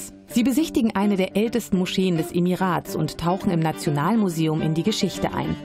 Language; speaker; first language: German; native; German